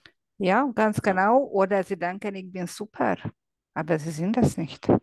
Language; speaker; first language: German; non-native, fluent; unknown